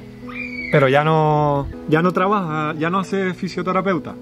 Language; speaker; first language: Spanish; native; Spanish